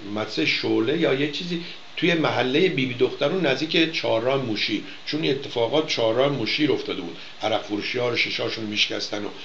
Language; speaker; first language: Persian; native; Persian